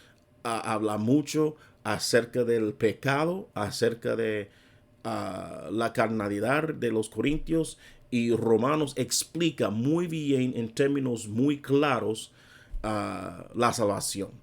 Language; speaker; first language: Spanish; non-native, fluent; English